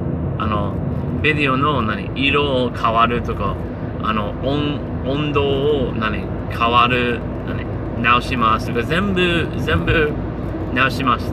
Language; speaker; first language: Japanese; non-native, learner; English